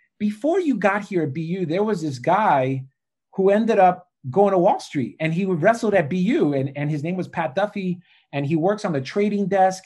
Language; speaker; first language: English; native; English